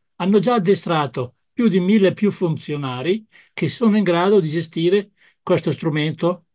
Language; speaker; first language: Italian; native; Italian